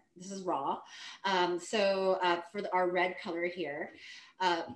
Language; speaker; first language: English; native; English